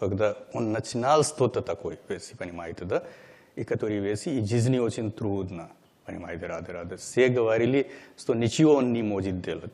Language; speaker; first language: Russian; non-native, learner; Hindi